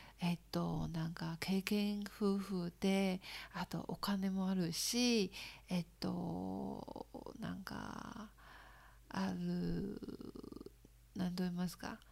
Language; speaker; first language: Japanese; non-native, learner; Chinese